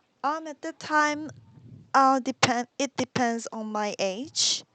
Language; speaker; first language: English; non-native, learner; Korean